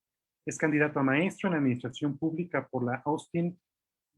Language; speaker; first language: Spanish; native; Spanish